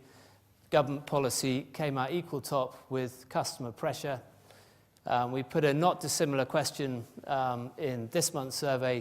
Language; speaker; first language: English; native; English